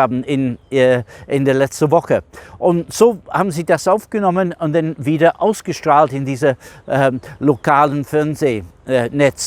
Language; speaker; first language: German; non-native, fluent; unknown